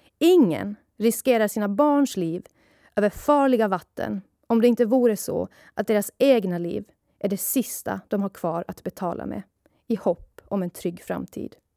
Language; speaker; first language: Swedish; early bilingual, other home language; Persian